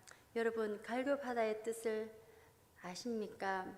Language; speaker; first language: Korean; native; Korean